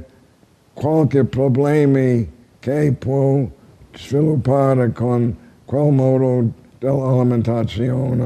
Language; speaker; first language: Italian; non-native, learner; English